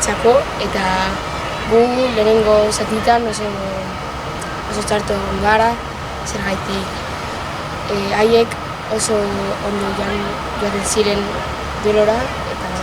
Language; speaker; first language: Basque; non-native, local second language; Spanish